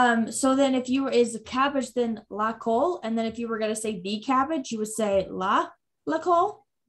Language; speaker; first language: English; native; English